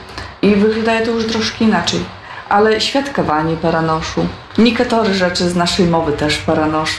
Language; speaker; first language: Polish; non-native, local second language; Ukrainian